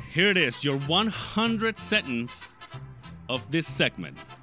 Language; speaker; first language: English; native; English